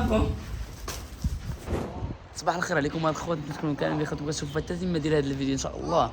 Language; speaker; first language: Arabic; native; Arabic